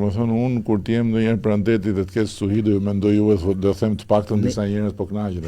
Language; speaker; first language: Albanian; native; Albanian